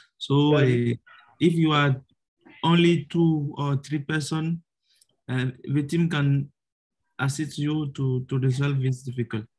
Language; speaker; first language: English; non-native, learner; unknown